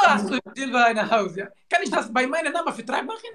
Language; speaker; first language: German; non-native, learner; Turkish